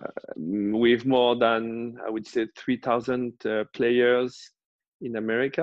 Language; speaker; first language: English; non-native, fluent; French